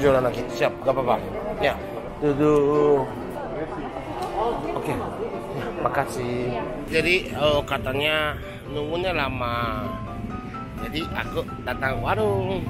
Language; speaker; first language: Indonesian; non-native, fluent; Japanese